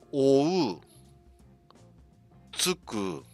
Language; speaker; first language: Japanese; non-native, learner; English